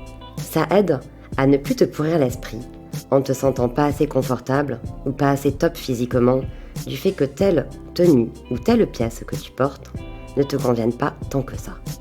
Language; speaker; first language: French; native; French